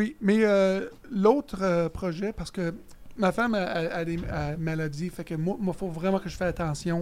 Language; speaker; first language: French; native; French